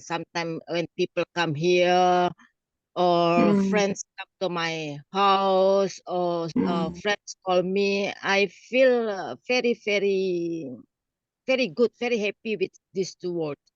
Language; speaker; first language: English; non-native, learner; Indonesian